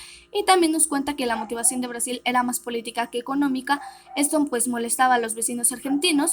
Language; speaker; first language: Spanish; native; Spanish